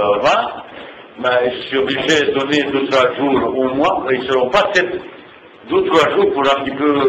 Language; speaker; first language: French; non-native, fluent; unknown